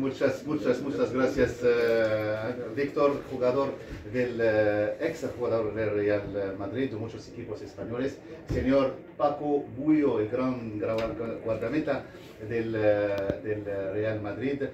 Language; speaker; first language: Spanish; non-native, learner; Arabic